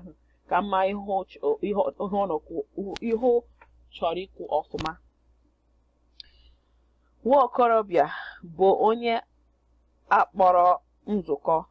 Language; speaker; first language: Igbo; non-native, learner; English